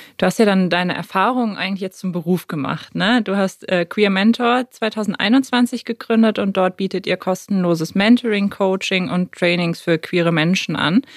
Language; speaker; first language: German; native; German